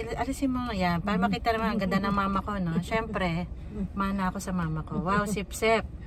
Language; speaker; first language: Filipino; native; Filipino